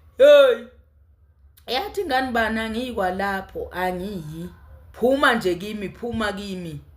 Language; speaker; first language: Zulu; native; Zulu